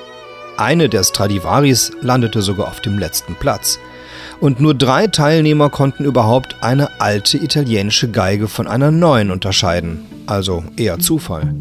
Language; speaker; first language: German; native; German